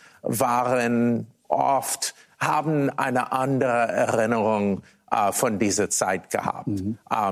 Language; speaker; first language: German; non-native, fluent; English